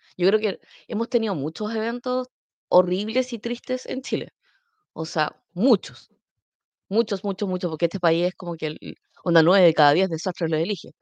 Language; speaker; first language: Spanish; native; Spanish